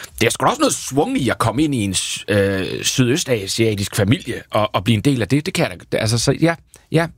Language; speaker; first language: Danish; native; Danish